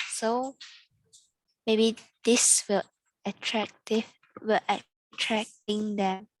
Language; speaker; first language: English; non-native, learner; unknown